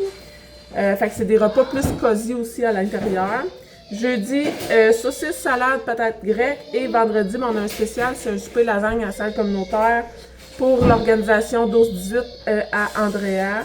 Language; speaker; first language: French; native; French